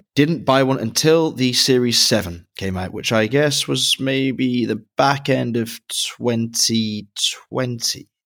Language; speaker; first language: English; native; English